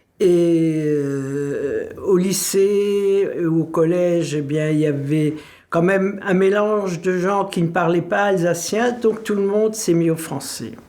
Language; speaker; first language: French; non-native, local second language; Swiss German